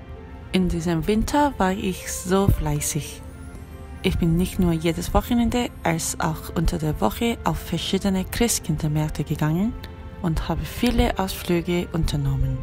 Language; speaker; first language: German; non-native, fluent; Korean